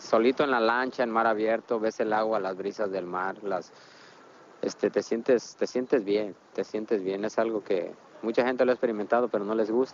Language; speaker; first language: Spanish; native; Spanish